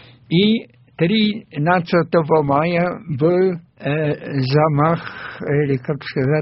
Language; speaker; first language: Russian; non-native, fluent; German